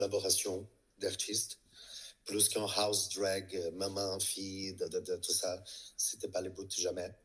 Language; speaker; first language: French; non-native, fluent; Portuguese